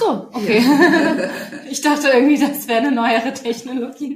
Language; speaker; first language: German; native; German